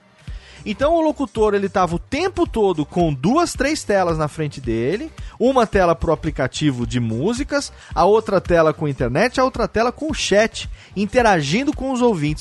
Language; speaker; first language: Portuguese; native; Portuguese